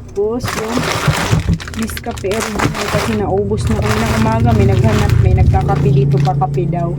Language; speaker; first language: Filipino; non-native, local second language; Waray